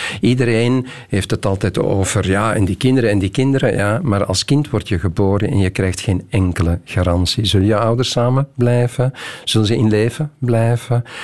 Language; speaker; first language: Dutch; native; Dutch